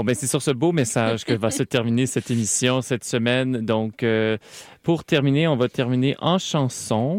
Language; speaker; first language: French; native; French